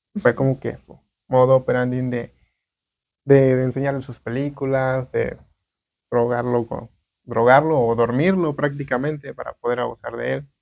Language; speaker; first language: Spanish; native; Spanish